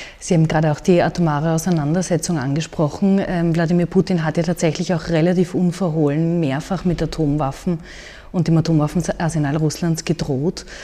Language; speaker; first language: German; native; German